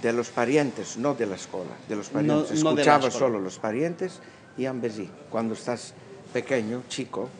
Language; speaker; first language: Spanish; early bilingual, heritage; Greek